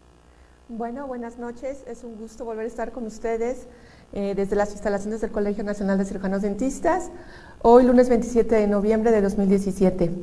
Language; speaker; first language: Spanish; native; Spanish